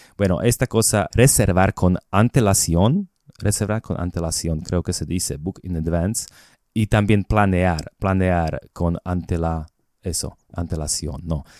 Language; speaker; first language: Spanish; non-native, fluent; Slovak